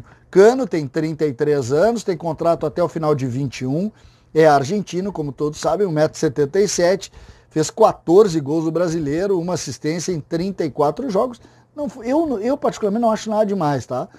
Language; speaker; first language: Portuguese; native; Portuguese